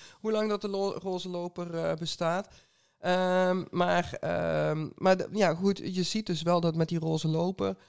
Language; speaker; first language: Dutch; native; Dutch